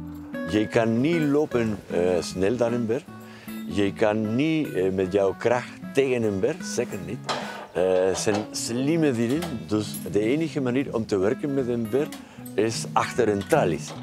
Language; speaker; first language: Dutch; non-native, learner; Spanish